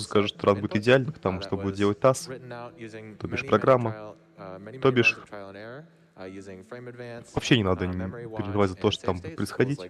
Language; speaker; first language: Russian; native; Russian